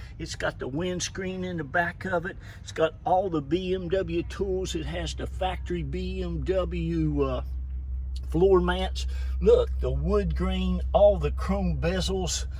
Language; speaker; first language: English; native; English